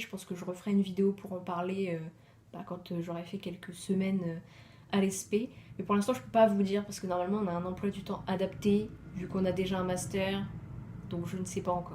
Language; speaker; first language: French; native; French